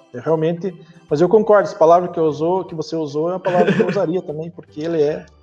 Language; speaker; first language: Portuguese; native; Portuguese